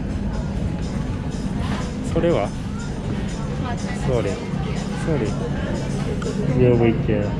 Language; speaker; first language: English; non-native, learner; Japanese